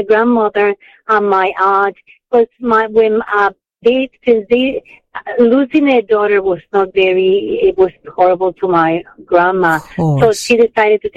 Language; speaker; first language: English; non-native, fluent; Spanish